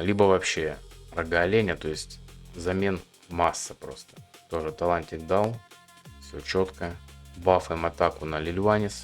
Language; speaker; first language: Russian; native; Russian